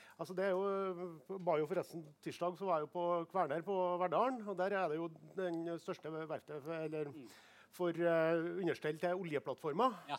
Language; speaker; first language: Norwegian; native; Norwegian